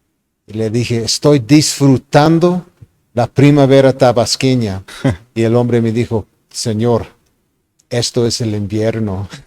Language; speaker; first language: Spanish; non-native, fluent; English